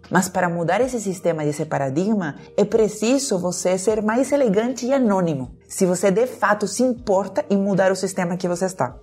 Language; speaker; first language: Portuguese; non-native, fluent; Spanish